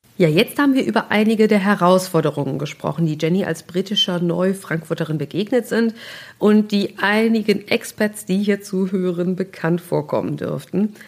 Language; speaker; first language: German; native; German